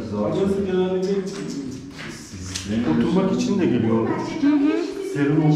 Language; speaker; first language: Turkish; non-native, learner; Persian